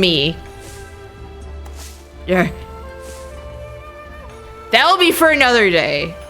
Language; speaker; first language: English; native; English